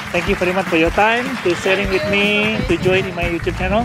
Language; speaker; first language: English; non-native, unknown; Indonesian